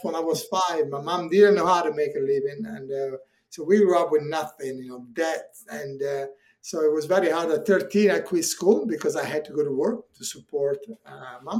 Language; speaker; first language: English; non-native, fluent; Italian